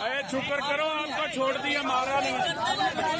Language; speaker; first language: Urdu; non-native, local second language; Punjabi